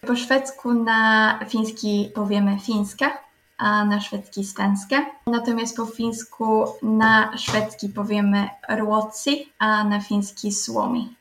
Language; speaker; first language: Polish; native; Polish